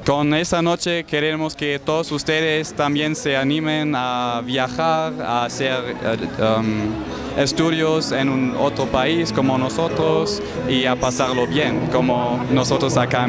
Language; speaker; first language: Spanish; non-native, fluent; German